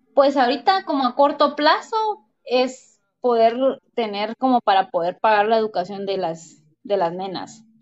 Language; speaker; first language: Spanish; native; Spanish